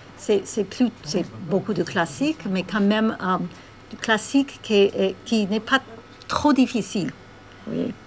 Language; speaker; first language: French; non-native, fluent; English